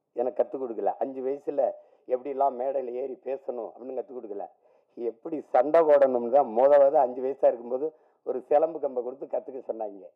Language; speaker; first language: Tamil; native; Tamil